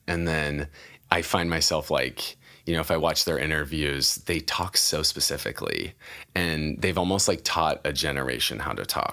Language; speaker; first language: English; native; English